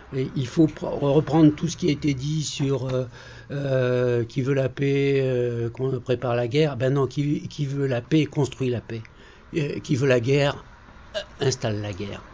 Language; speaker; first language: French; native; French